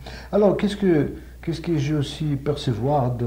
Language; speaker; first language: French; non-native, fluent; Portuguese